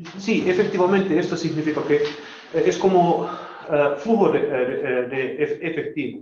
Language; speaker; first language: Spanish; non-native, learner; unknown